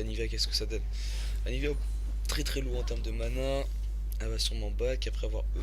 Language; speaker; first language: French; native; French